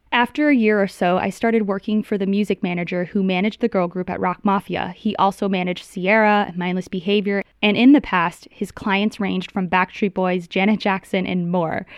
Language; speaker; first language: English; native; English